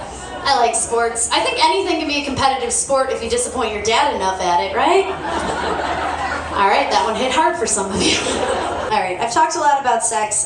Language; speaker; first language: English; native; English